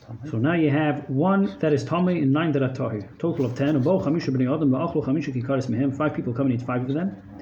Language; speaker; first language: English; native; English